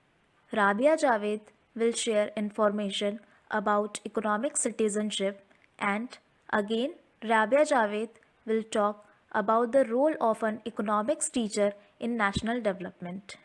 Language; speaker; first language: English; non-native, local second language; Hindi